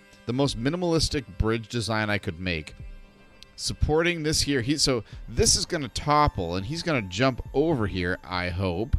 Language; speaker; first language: English; native; English